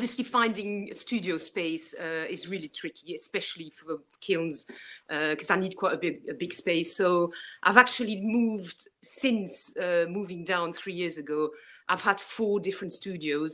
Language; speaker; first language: English; non-native, fluent; French